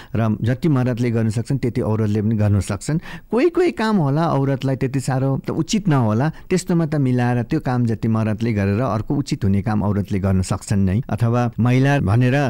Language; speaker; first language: Nepali; native; Nepali